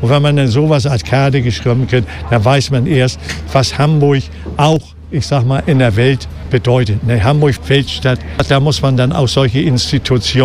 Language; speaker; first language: German; native; German